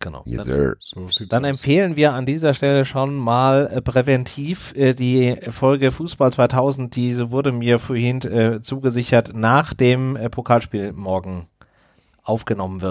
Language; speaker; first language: German; native; German